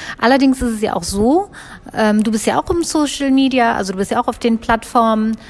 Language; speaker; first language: German; native; German